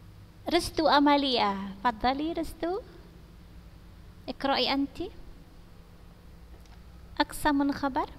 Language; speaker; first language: Arabic; non-native, fluent; Indonesian